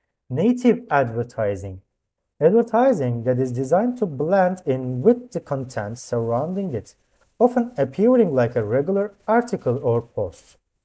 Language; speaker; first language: English; non-native, fluent; Turkish